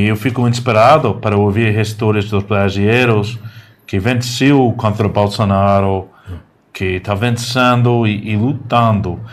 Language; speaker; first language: Portuguese; non-native, learner; English